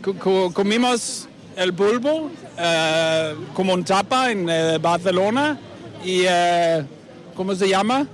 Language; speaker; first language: Spanish; non-native, learner; Danish